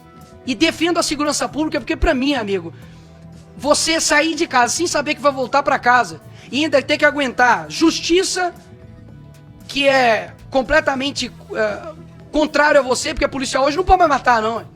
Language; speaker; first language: Portuguese; native; Portuguese